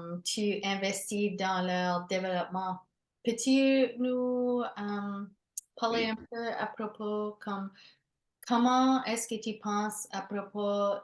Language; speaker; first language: French; non-native, local second language; English